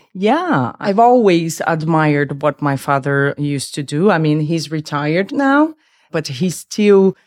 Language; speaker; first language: English; non-native, fluent; Portuguese